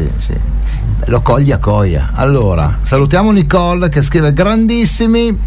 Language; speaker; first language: Italian; native; Italian